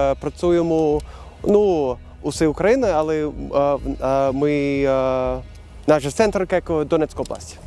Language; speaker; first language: Ukrainian; non-native, learner; Swedish